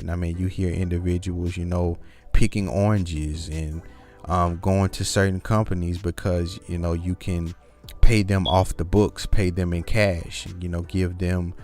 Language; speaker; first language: English; native; English